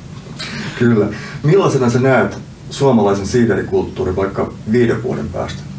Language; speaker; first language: Finnish; native; Finnish